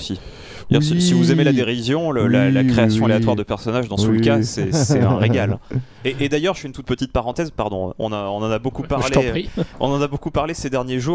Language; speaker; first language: French; native; French